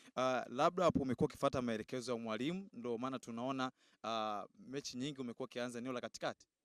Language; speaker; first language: Swahili; native; Swahili